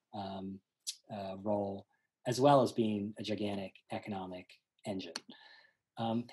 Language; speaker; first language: English; native; English